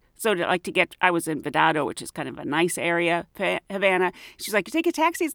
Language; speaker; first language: English; native; English